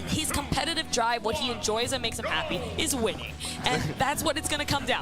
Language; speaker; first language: English; native; English